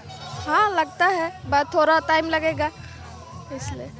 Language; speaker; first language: Hindi; non-native, local second language; Assamese